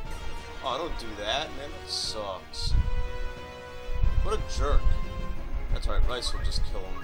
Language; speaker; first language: English; native; English